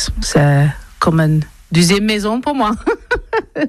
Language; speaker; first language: French; non-native, learner; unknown